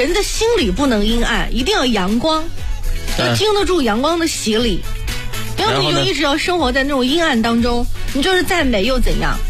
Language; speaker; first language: Chinese; native; Chinese